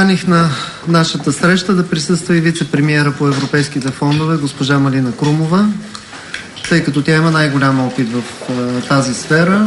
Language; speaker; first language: Bulgarian; native; Bulgarian